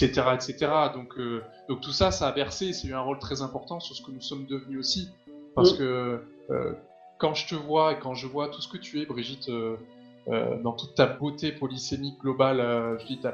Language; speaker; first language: French; native; French